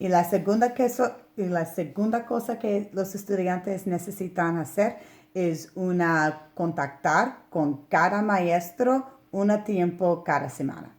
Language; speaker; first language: Spanish; non-native, learner; English